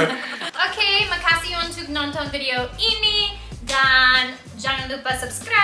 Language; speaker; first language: Indonesian; non-native, learner; English